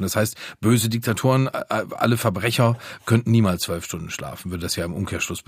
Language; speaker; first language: German; native; German